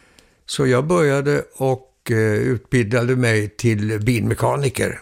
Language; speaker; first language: Swedish; early bilingual, heritage; Swedish